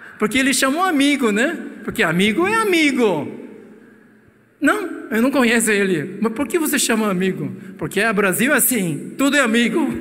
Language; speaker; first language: Portuguese; non-native, fluent; Korean